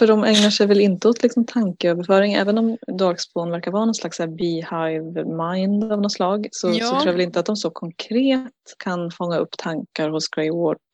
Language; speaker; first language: Swedish; native; Swedish